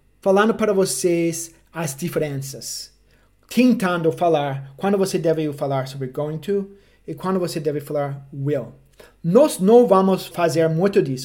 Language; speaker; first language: Portuguese; non-native, fluent; English